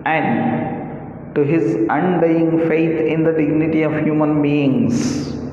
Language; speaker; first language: English; non-native, local second language; Kannada